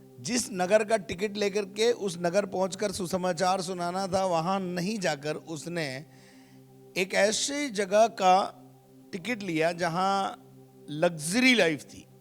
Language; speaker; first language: Hindi; native; Hindi